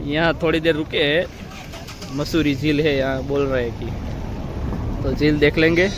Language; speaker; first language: Hindi; non-native, local second language; Gujarati